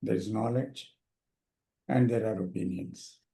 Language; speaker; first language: English; non-native, local second language; Telugu